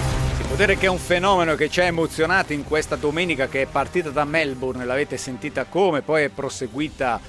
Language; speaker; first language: Italian; native; Italian